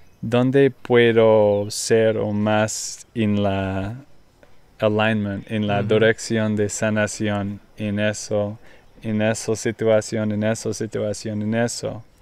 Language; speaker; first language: Spanish; non-native, learner; English